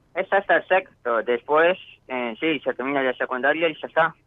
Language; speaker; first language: Spanish; native; Spanish